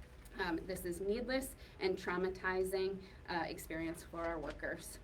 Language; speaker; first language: English; native; English